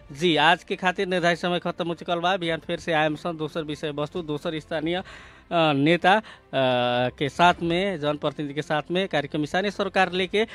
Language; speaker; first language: Bhojpuri; native; Bhojpuri